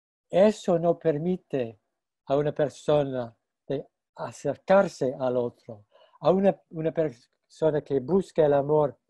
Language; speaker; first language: Spanish; non-native, fluent; English